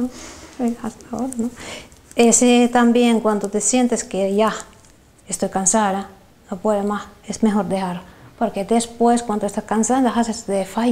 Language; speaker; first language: Spanish; non-native, learner; Finnish